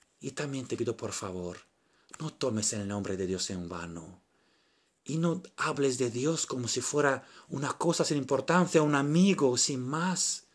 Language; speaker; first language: Spanish; non-native, fluent; Romanian